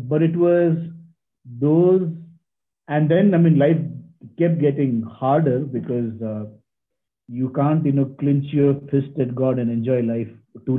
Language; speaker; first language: English; non-native, local second language; Malayalam